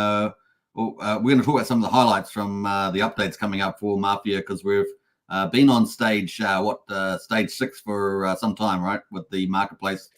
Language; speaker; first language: English; native; English